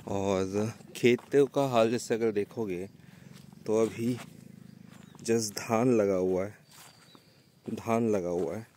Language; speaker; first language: Hindi; native; Hindi